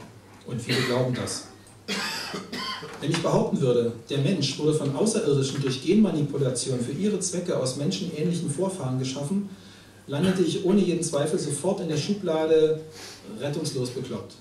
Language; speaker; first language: German; native; German